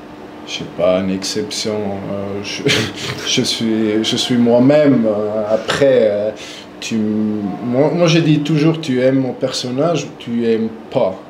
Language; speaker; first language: French; non-native, local second language; German